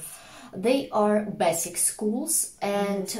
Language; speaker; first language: English; non-native, fluent; Russian